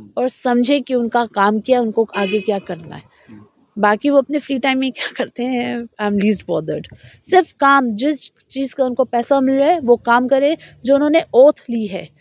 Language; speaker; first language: Hindi; native; Hindi